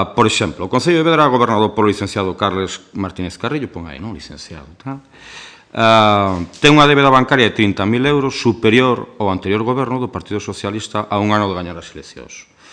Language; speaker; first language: Galician; native; Galician